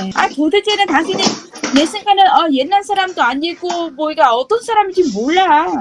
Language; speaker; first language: Korean; non-native, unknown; Vietnamese